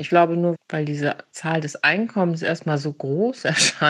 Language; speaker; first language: German; native; German